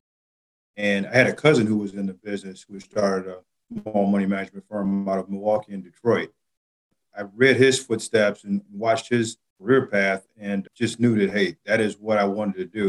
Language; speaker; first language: English; native; English